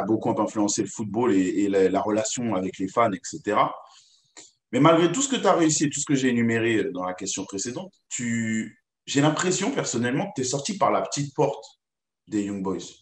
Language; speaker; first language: French; native; French